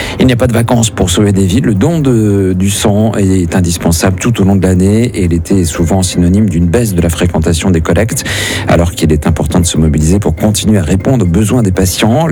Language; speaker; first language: French; native; French